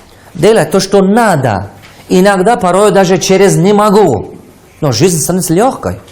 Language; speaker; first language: Russian; non-native, local second language; Tajik